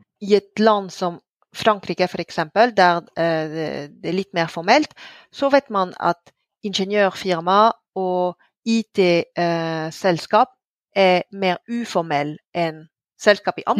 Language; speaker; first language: Norwegian; non-native, fluent; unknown